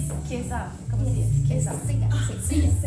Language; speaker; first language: Spanish; non-native, learner; French